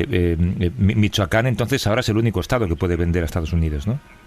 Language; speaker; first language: Spanish; native; Spanish